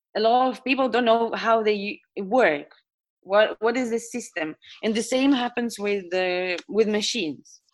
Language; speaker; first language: English; non-native, fluent; Estonian